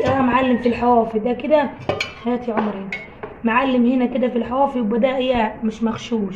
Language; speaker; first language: Arabic; native; Arabic